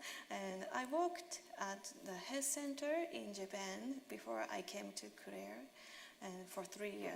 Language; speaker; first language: English; non-native, learner; Japanese